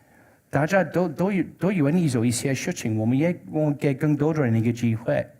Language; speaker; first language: Chinese; non-native, learner; English